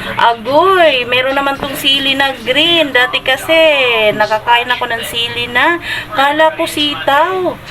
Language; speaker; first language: Filipino; non-native, local second language; Cebuano